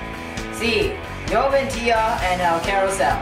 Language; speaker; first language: Spanish; non-native, learner; English